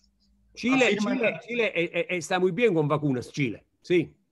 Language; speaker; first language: Spanish; non-native, fluent; Italian